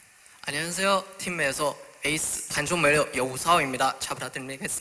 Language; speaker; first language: Korean; non-native, learner; Chinese